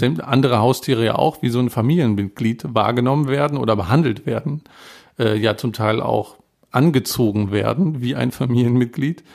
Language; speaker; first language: German; native; German